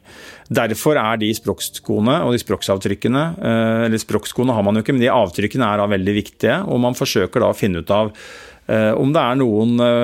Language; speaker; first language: Norwegian; native; Norwegian